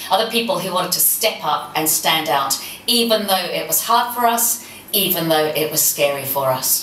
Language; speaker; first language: English; native; English